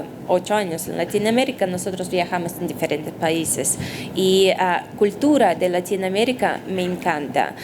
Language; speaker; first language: Spanish; non-native, fluent; Russian